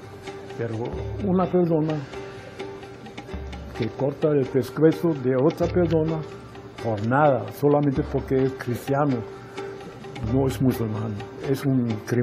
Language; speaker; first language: Spanish; non-native, fluent; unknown